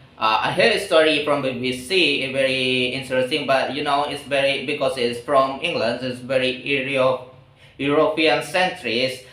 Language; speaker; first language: English; non-native, learner; Indonesian